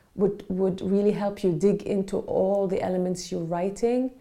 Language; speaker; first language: English; non-native, fluent; Arabic